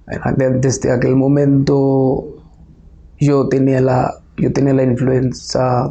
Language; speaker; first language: Spanish; non-native, fluent; Bangla